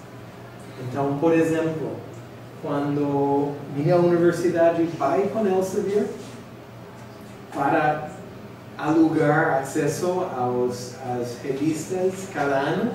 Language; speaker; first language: Portuguese; non-native, fluent; English